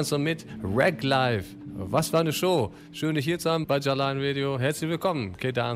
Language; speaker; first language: German; native; German